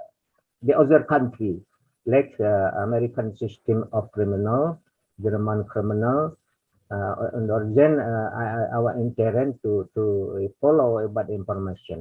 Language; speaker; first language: English; non-native, learner; Indonesian